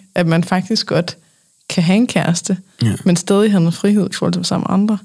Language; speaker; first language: Danish; native; Danish